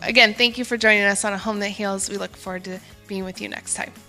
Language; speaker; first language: English; native; English